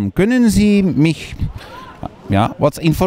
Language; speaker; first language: German; non-native, learner; Dutch